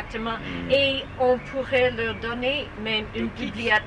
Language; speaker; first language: French; non-native, learner; English